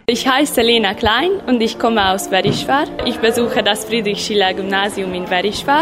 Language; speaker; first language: German; non-native, local second language; Hungarian